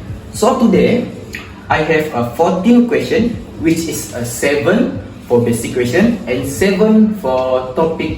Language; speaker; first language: English; non-native, local second language; Malay